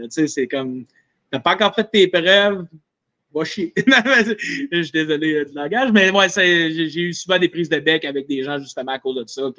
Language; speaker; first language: French; native; French